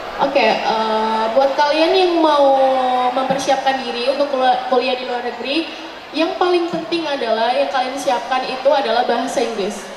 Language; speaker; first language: Indonesian; native; Indonesian